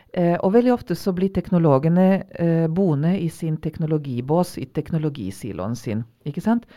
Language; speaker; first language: Norwegian; non-native, fluent; Hungarian